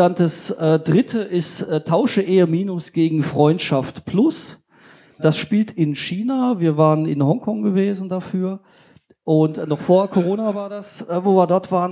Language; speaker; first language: German; native; German